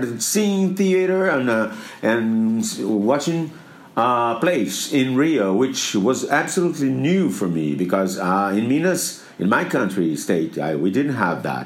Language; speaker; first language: English; non-native, fluent; Portuguese